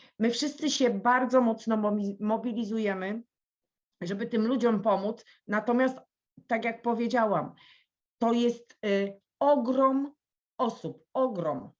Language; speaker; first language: Polish; native; Polish